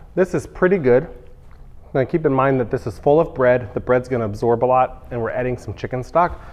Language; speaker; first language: English; native; English